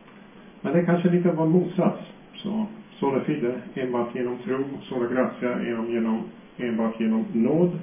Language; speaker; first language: Swedish; non-native, fluent; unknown